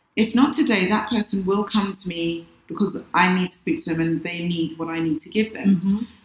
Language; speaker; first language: English; native; English